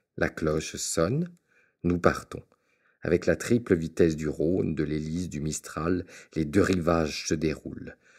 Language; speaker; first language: French; native; French